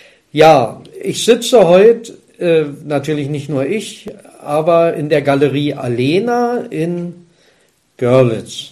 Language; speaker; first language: German; native; German